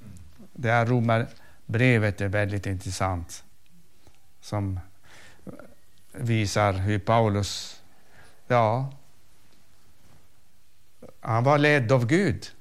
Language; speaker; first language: Swedish; non-native, fluent; Arabic